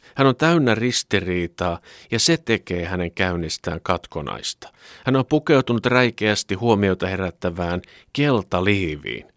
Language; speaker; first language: Finnish; native; Finnish